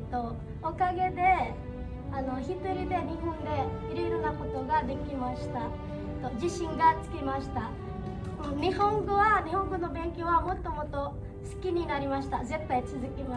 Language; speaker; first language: Japanese; non-native, learner; Filipino